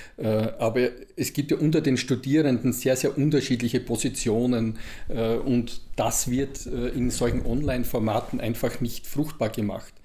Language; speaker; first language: German; native; German